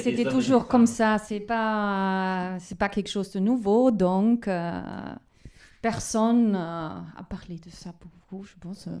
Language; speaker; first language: French; non-native, learner; German